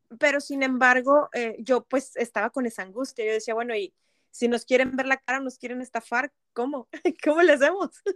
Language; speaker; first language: Spanish; native; Spanish